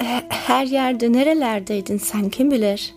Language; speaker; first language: Turkish; early bilingual, heritage; Turkish